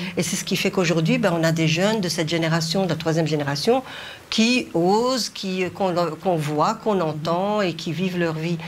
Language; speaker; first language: French; early bilingual, other home language; Arabic